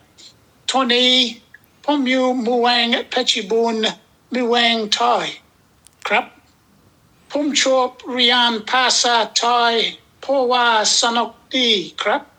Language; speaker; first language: Thai; non-native, learner; English